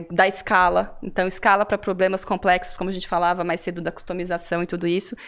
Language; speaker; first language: Portuguese; native; Portuguese